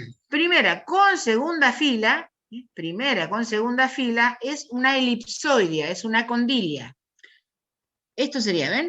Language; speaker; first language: Spanish; native; Spanish